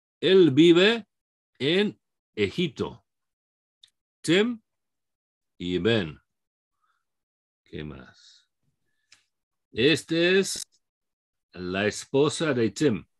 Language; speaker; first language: Spanish; non-native, fluent; English